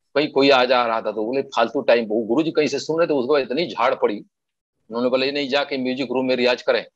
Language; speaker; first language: Hindi; native; Hindi